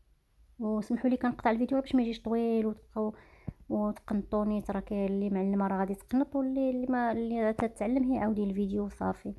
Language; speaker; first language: Arabic; native; Arabic